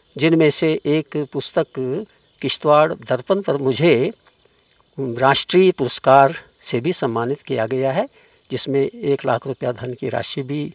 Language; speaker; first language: Hindi; non-native, local second language; Kashmiri